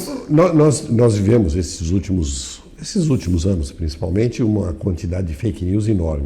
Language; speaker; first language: Portuguese; native; Portuguese